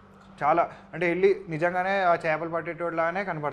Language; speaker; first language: Telugu; native; Telugu